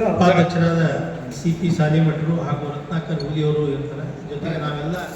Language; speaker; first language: Kannada; native; Kannada